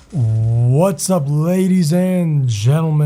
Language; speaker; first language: English; native; English